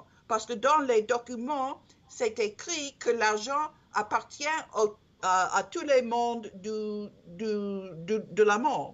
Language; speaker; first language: French; non-native, learner; English